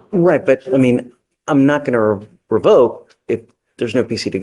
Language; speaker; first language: English; native; English